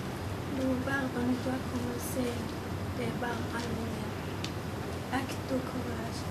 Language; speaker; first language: French; non-native, learner; Arabic